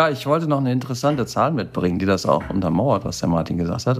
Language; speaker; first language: German; native; German